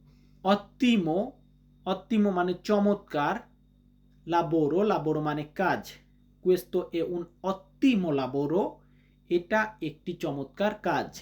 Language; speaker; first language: Italian; non-native, learner; Bangla